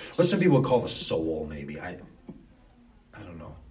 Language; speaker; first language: English; native; English